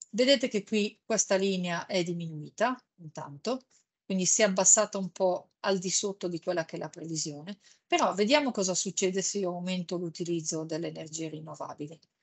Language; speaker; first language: Italian; native; Italian